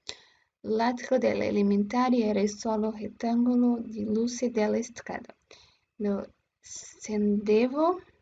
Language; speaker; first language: Italian; non-native, learner; Portuguese